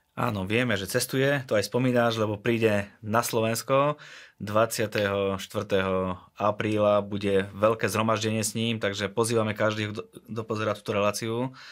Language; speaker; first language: Slovak; native; Slovak